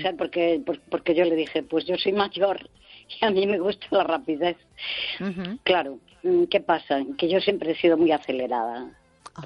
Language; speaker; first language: Spanish; native; Spanish